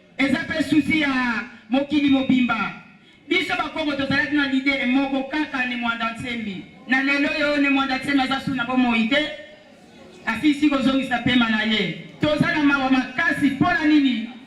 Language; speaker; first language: Lingala; non-native, local second language; Kongo